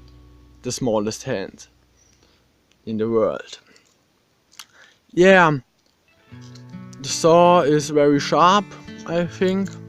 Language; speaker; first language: English; non-native, fluent; German